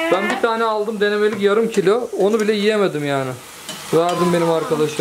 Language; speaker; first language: Turkish; native; Turkish